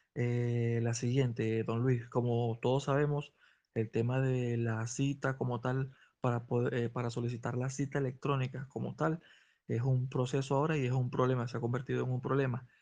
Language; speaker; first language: Spanish; native; Spanish